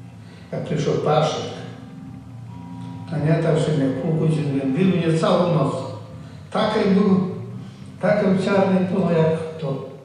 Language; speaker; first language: Polish; non-native, local second language; Rusyn